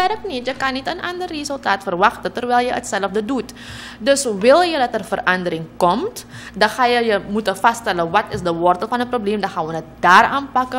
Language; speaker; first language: Dutch; native; Dutch